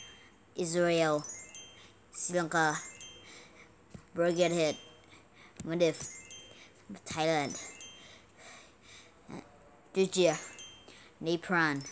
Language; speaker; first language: English; non-native, learner; Thai